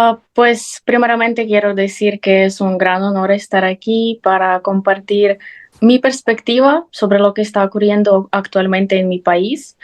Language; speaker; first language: Spanish; non-native, fluent; Ukrainian